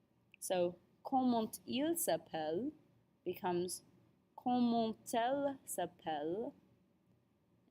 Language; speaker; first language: French; non-native, fluent; English